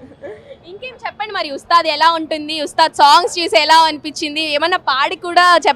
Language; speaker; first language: Telugu; native; Telugu